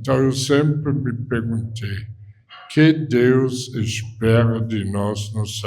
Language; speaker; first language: Portuguese; non-native, fluent; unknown